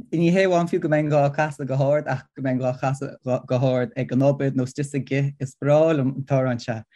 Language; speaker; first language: Irish; non-native, local second language; English